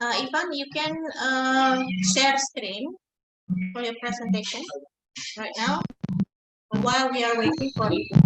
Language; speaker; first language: English; non-native, fluent; Indonesian